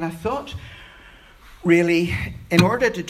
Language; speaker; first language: English; native; English